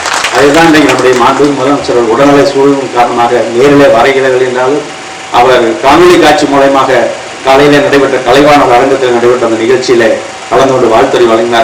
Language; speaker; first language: Tamil; native; Tamil